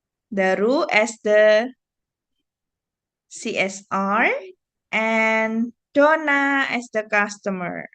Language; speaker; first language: English; non-native, fluent; Indonesian